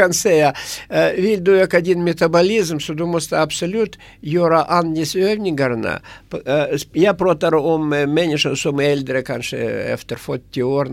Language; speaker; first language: Swedish; non-native, fluent; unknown